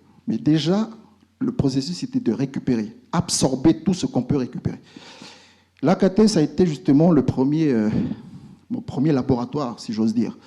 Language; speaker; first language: French; native; French